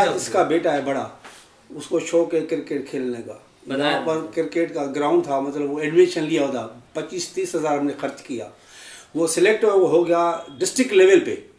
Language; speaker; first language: Urdu; non-native, local second language; Sindhi